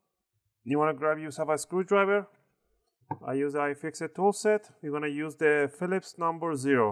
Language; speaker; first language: English; non-native, fluent; Spanish